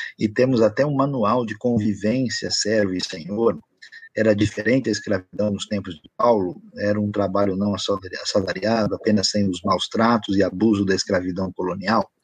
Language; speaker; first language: Portuguese; native; Portuguese